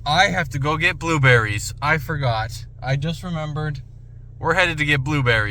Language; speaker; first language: English; native; English